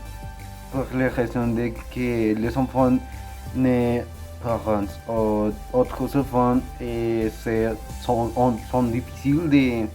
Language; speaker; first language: French; non-native, learner; Spanish